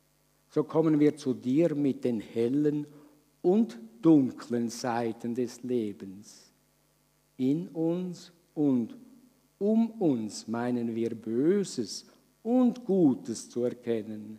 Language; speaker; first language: German; native; German